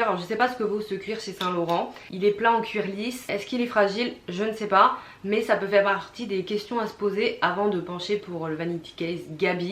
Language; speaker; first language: French; native; French